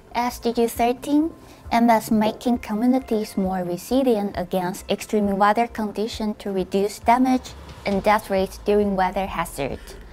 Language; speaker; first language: English; non-native, fluent; Chinese